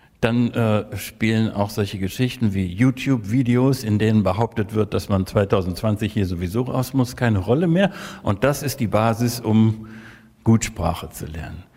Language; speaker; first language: German; native; German